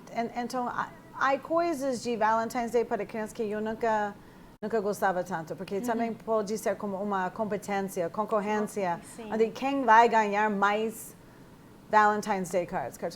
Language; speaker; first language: Portuguese; non-native, fluent; English